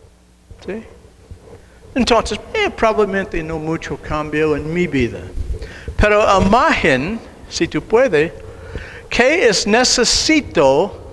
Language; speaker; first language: Spanish; non-native, learner; English